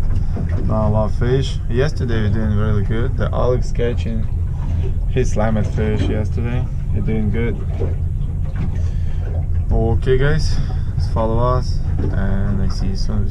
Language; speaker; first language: English; non-native, learner; Russian